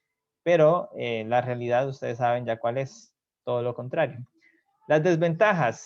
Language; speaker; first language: Spanish; native; Spanish